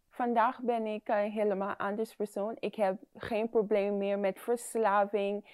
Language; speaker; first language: Dutch; non-native, fluent; English